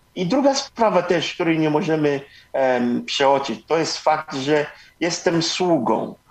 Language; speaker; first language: Polish; non-native, fluent; Igbo